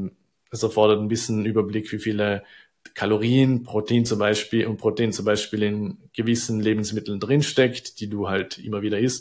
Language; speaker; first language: German; native; German